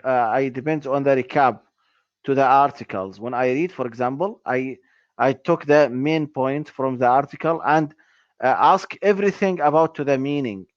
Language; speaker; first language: English; non-native, learner; Arabic